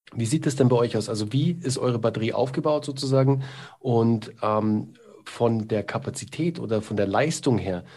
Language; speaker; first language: German; native; German